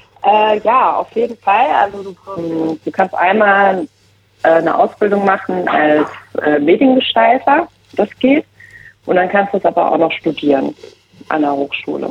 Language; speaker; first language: German; native; German